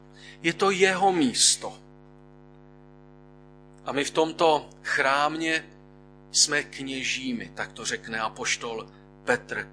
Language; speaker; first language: Czech; native; Czech